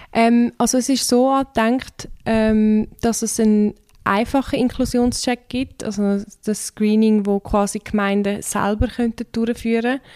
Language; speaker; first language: German; non-native, fluent; Turkish